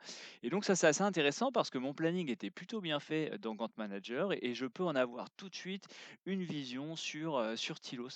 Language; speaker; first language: French; native; French